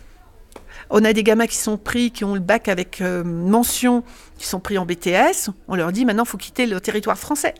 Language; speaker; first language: French; native; French